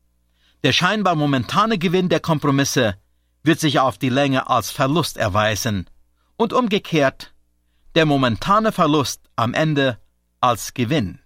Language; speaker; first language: German; native; German